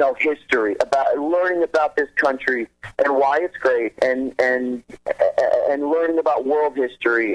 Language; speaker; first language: English; native; English